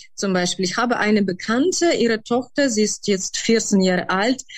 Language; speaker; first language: German; non-native, fluent; Ukrainian